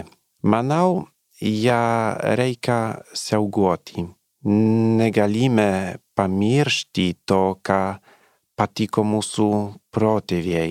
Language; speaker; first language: Lithuanian; non-native, learner; Polish